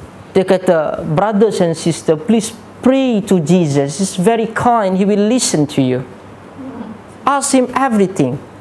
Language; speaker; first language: English; non-native, local second language; Malay